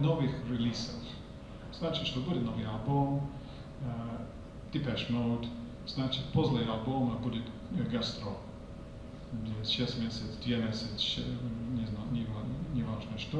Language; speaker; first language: Russian; non-native, fluent; English